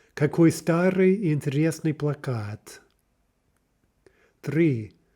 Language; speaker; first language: Russian; non-native, fluent; English